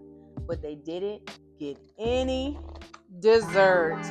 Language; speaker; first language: English; native; English